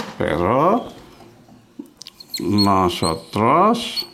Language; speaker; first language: Spanish; non-native, fluent; Indonesian